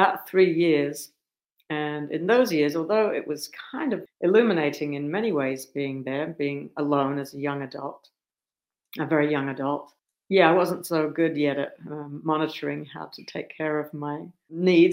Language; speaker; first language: English; native; English